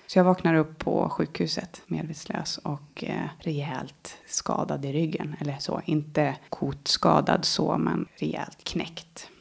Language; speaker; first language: Swedish; native; Swedish